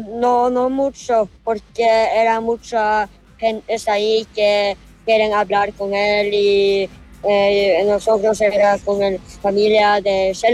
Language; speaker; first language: Spanish; early bilingual, heritage; Spanish